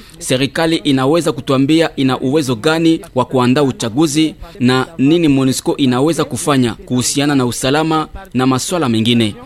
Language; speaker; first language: Swahili; native; Swahili